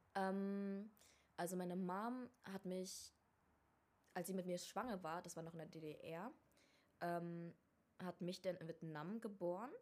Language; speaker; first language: German; early bilingual, other home language; Vietnamese